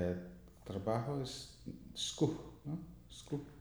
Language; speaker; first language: Spanish; non-native, learner; English